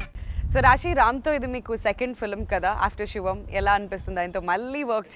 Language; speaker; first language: Telugu; native; Telugu